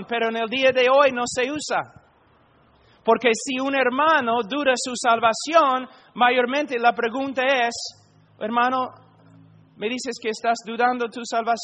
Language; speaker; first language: Spanish; non-native, fluent; English